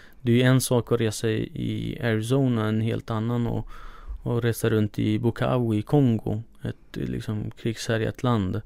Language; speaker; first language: Swedish; early bilingual, other home language; Kurdish